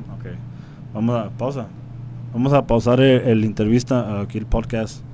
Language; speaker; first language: Spanish; early bilingual, heritage; Spanish